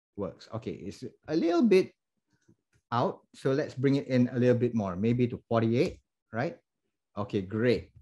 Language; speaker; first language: English; non-native, local second language; Malay